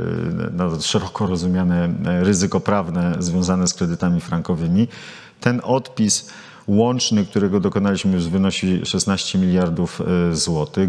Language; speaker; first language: Polish; native; Polish